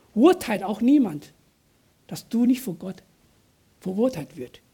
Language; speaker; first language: German; non-native, fluent; Chinese